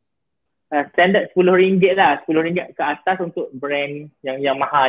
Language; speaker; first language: Malay; native; Malay